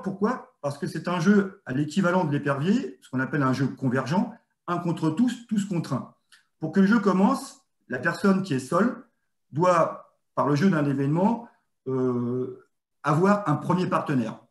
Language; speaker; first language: French; native; French